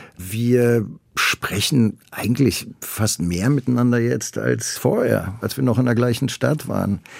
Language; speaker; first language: German; native; German